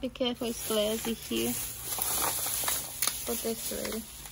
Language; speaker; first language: English; non-native, learner; Portuguese